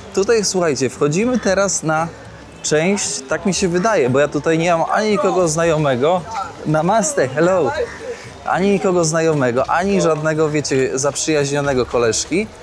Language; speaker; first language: Polish; native; Polish